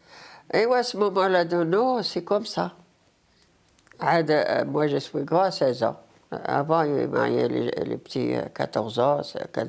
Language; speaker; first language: French; non-native, learner; Arabic